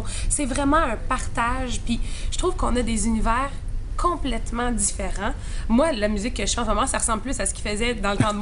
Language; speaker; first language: French; native; French